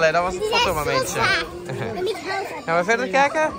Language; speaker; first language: Dutch; native; Dutch